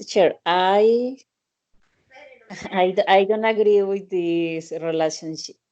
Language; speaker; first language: English; non-native, learner; Spanish